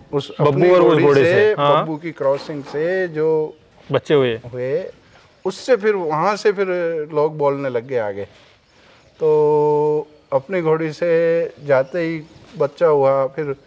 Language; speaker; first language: Hindi; native; Hindi